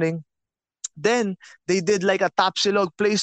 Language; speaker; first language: English; non-native, local second language; Filipino